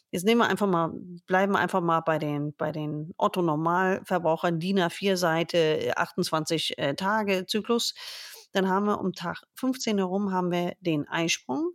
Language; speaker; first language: German; non-native, fluent; English